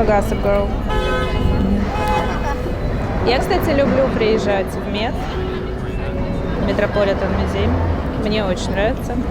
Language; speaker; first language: Russian; native; Russian